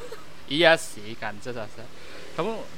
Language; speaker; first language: Indonesian; native; Indonesian